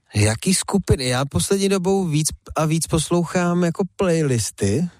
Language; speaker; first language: Czech; early bilingual, other home language; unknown